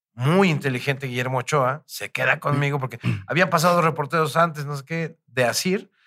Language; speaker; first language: Spanish; native; Spanish